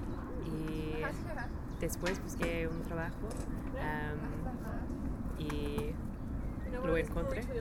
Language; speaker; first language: Spanish; non-native, learner; English